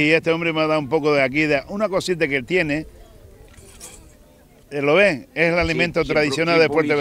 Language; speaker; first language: Spanish; native; Spanish